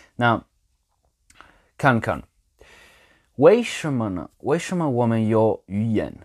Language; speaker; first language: Chinese; non-native, learner; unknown